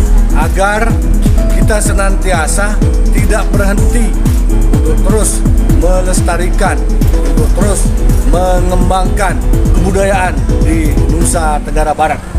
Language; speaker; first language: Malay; non-native, local second language; Sasak